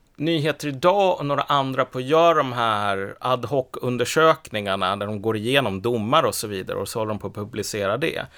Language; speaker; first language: Swedish; native; Swedish